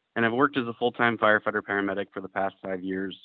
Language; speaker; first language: English; native; English